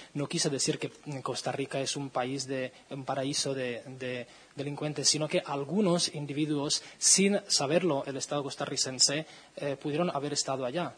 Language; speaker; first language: Spanish; non-native, fluent; Czech